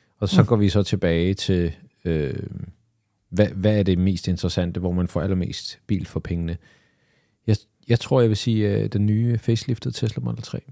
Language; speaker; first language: Danish; early bilingual, other home language; Arabic